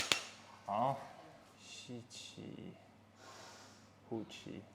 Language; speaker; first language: Chinese; non-native, fluent; English